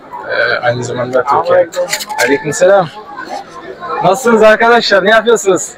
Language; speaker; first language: Turkish; non-native, fluent; Kyrgyz